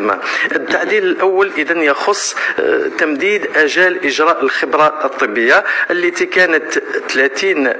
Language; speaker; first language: Arabic; native; Arabic